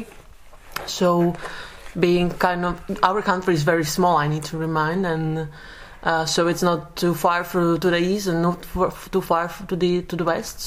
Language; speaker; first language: English; non-native, fluent; Slovak